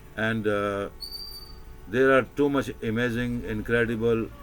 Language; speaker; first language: English; non-native, local second language; Urdu